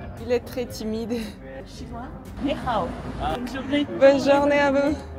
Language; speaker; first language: French; non-native, learner; English